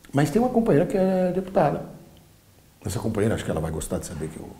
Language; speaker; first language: Portuguese; early bilingual, other home language; Polish